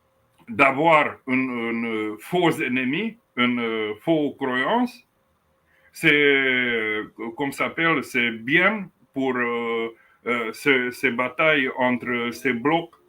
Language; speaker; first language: French; non-native, fluent; Romanian